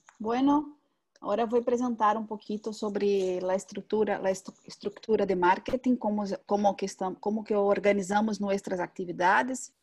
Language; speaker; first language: Portuguese; non-native, fluent; Spanish